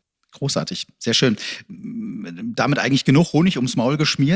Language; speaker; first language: German; native; German